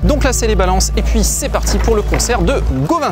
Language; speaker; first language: French; native; French